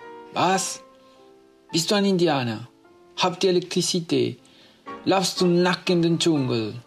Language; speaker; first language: German; non-native, fluent; Spanish